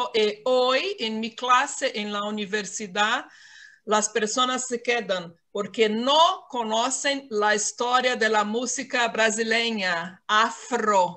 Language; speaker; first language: Spanish; non-native, fluent; Portuguese